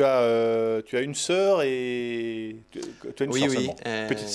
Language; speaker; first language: French; native; French